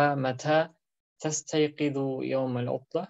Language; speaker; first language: Arabic; non-native, learner; German